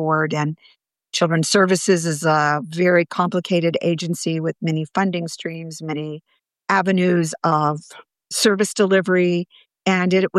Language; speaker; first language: English; native; English